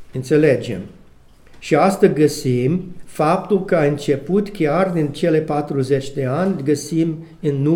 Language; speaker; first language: Romanian; non-native, learner; English